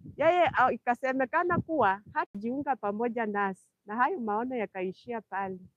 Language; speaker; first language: Swahili; non-native, local second language; Luyia